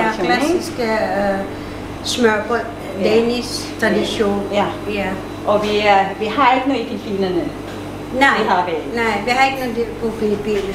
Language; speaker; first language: Danish; non-native, learner; Filipino